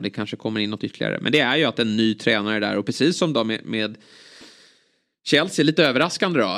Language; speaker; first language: Swedish; native; Swedish